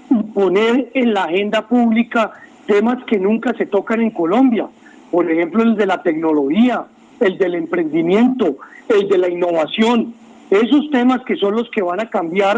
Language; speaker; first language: Spanish; native; Spanish